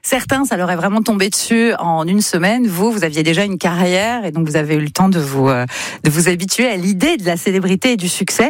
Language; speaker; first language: French; native; French